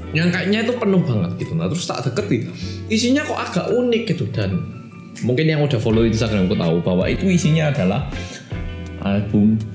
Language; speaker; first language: Indonesian; non-native, fluent; Korean